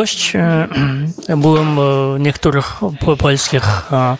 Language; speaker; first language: Polish; non-native, fluent; Kazakh